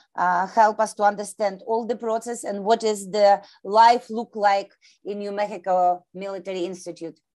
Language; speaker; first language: English; non-native, learner; Ukrainian